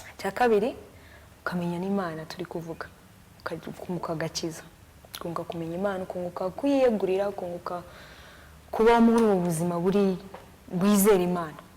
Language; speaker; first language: Kinyarwanda; early bilingual, heritage; Kinyarwanda